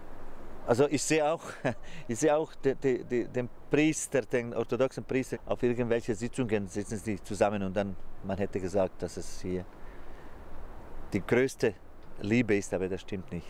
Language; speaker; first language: German; non-native, fluent; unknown